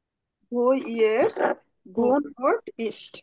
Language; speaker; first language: German; non-native, learner; Bangla